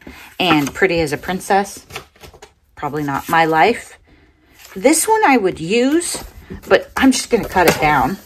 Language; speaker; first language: English; native; English